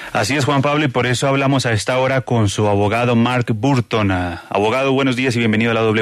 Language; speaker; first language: Spanish; native; Spanish